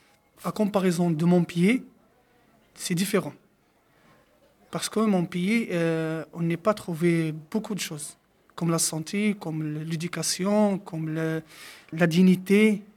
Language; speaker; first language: French; non-native, local second language; Arabic